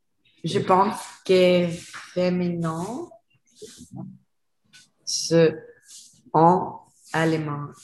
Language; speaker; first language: French; non-native, learner; Spanish